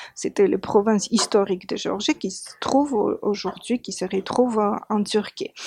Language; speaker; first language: French; non-native, fluent; Georgian